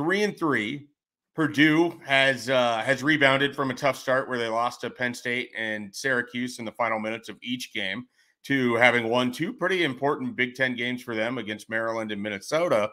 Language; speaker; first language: English; native; English